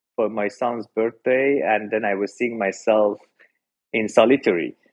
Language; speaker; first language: English; non-native, fluent; Persian